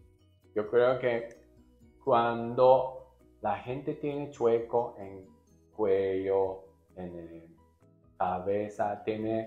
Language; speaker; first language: Spanish; non-native, learner; Japanese